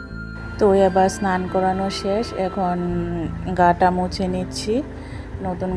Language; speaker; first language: Bangla; native; Bangla